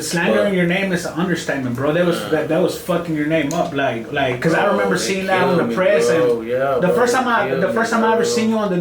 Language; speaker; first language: English; native; English